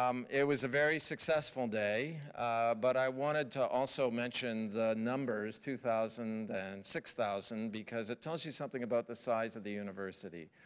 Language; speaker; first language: English; native; English